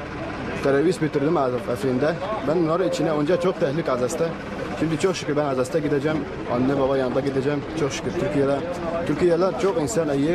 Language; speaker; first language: Turkish; non-native, learner; Arabic